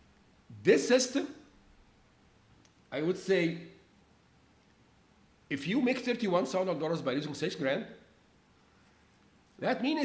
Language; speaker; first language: English; non-native, fluent; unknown